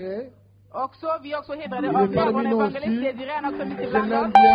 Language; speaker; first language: Swedish; non-native, fluent; French